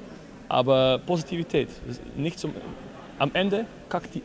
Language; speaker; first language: German; non-native, fluent; Dutch